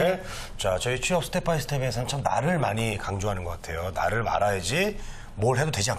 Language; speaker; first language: Korean; native; Korean